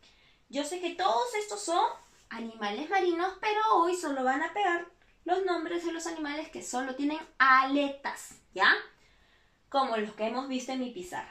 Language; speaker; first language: Spanish; native; Spanish